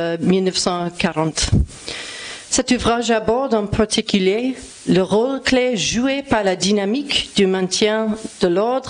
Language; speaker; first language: French; non-native, fluent; English